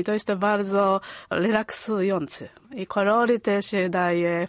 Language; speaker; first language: Polish; non-native, learner; Japanese